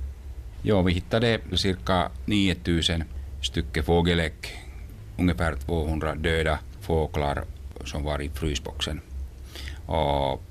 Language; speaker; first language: Swedish; non-native, local second language; Finnish